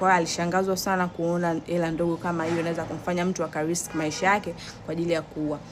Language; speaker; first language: Swahili; native; Swahili